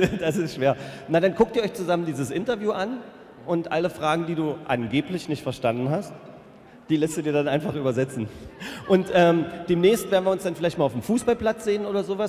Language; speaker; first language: German; native; German